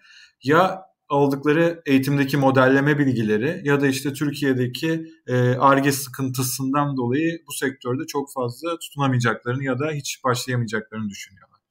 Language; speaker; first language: Turkish; native; Turkish